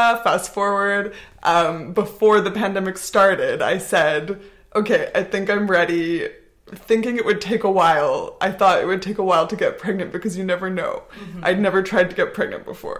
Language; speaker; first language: English; native; English